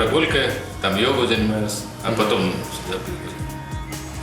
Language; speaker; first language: Russian; non-native, fluent; Nepali